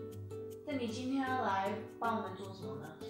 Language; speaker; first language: Chinese; early bilingual, heritage; English